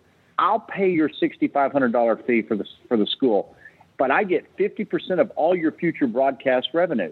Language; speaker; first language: English; native; English